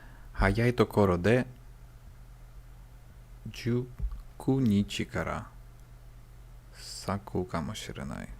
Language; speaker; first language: Japanese; non-native, learner; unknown